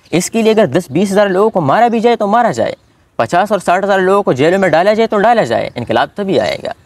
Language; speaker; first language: Urdu; non-native, local second language; Pashto